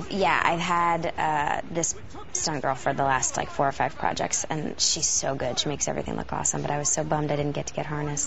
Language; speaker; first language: English; native; English